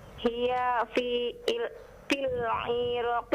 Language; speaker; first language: Arabic; non-native, learner; Indonesian